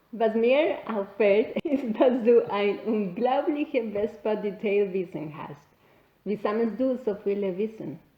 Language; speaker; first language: German; non-native, learner; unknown